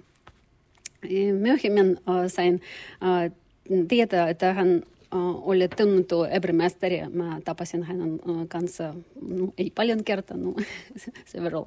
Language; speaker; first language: Finnish; non-native, learner; Russian